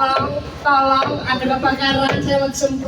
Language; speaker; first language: Indonesian; non-native, local second language; Javanese